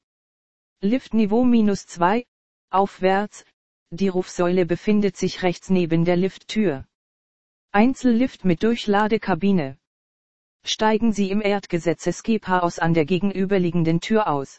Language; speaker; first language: German; native; German